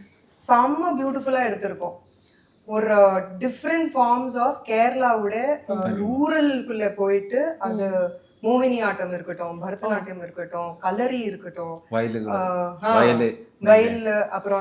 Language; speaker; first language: Tamil; non-native, local second language; Hindi